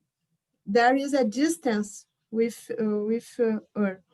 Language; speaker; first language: English; non-native, learner; Portuguese